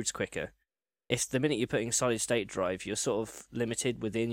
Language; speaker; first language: English; native; English